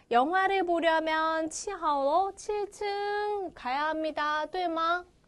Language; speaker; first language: Korean; non-native, fluent; Chinese